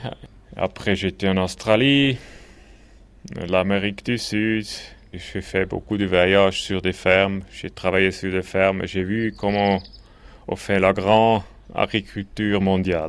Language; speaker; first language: French; non-native, local second language; German